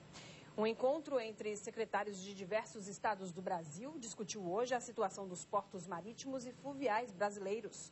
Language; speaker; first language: Portuguese; native; Portuguese